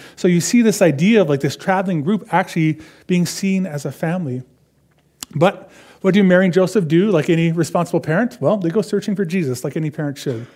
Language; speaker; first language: English; native; English